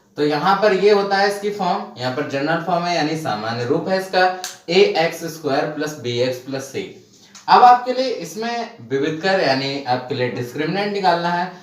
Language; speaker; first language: Hindi; native; Hindi